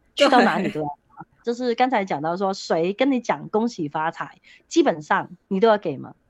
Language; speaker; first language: Chinese; non-native, local second language; Cantonese